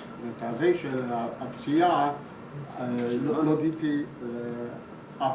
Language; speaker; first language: Hebrew; non-native, fluent; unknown